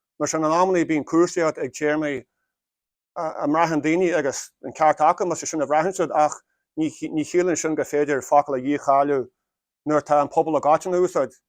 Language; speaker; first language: Irish; native; Irish